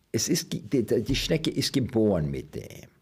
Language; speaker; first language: German; non-native, learner; English